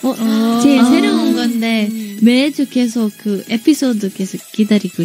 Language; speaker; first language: Korean; non-native, fluent; Japanese